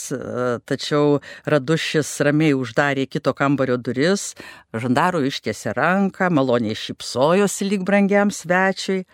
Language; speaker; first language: Lithuanian; native; Lithuanian